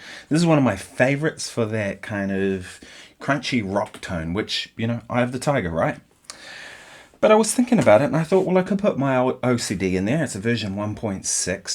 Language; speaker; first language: English; native; English